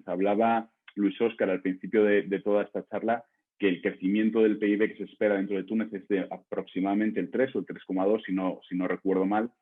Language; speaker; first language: Spanish; native; Spanish